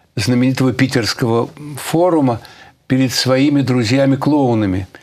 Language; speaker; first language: Russian; native; Russian